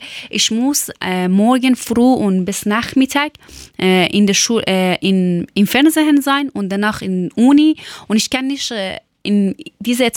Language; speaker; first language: German; non-native, learner; Persian